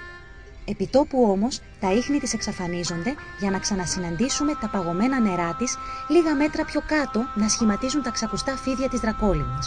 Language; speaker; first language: Greek; native; Greek